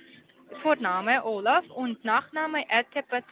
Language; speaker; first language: German; non-native, learner; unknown